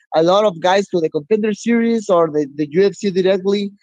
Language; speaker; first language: English; non-native, learner; Spanish